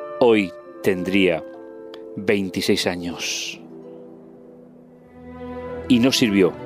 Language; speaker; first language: Spanish; native; Spanish